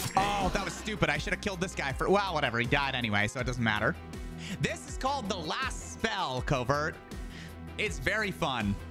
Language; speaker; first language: English; native; English